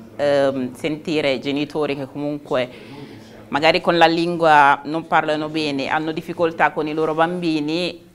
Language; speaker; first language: Italian; early bilingual, other home language; Wolof